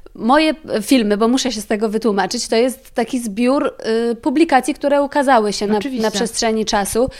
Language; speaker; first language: Polish; native; Polish